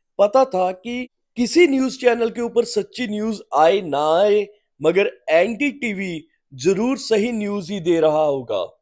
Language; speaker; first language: Hindi; native; Hindi